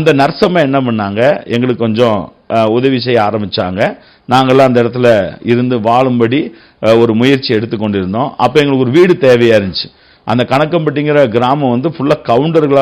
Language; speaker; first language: Tamil; native; Tamil